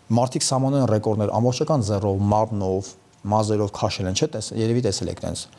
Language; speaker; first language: Armenian; native; Armenian